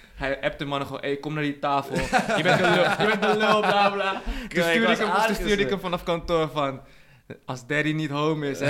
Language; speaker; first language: Dutch; native; Dutch